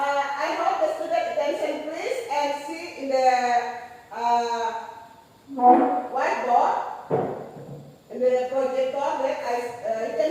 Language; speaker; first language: English; non-native, learner; Indonesian